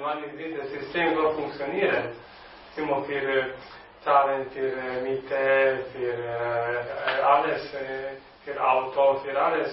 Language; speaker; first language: German; non-native, learner; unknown